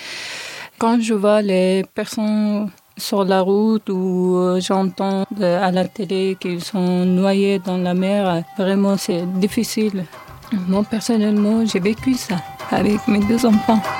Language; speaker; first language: French; non-native, learner; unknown